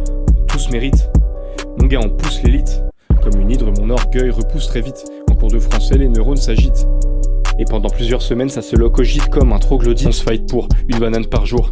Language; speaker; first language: French; native; French